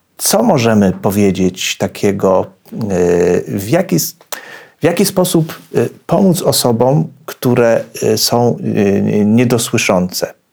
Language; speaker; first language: Polish; native; Polish